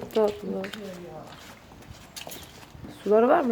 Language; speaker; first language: Turkish; native; Turkish